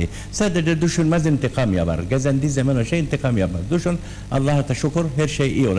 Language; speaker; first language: Turkish; non-native, learner; Arabic